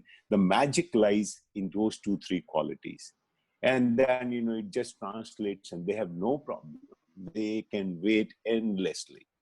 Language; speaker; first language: English; non-native, local second language; Hindi